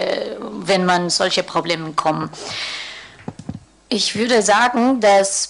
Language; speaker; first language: German; non-native, fluent; Spanish